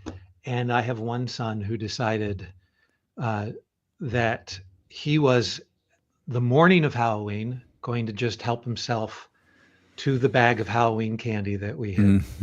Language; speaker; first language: English; native; English